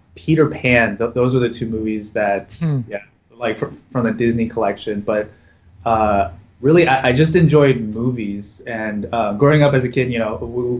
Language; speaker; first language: English; native; English